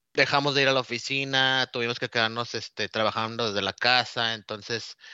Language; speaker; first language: Spanish; native; Spanish